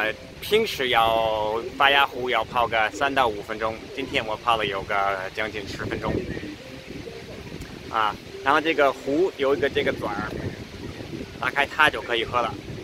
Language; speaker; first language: Chinese; non-native, fluent; English